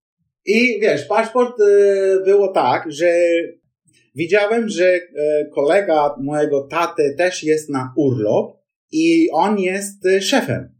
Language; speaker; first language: Polish; non-native, fluent; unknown